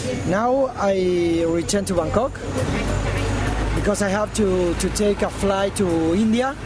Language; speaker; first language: English; non-native, learner; Spanish